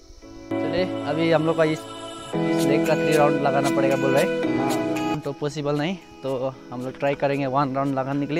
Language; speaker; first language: Hindi; non-native, local second language; Nepali